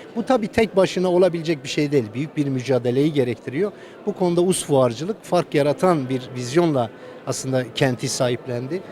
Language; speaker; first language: Turkish; native; Turkish